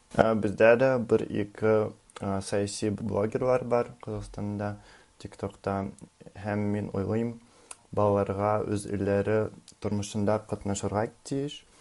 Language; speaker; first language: Tatar; non-native, learner; Russian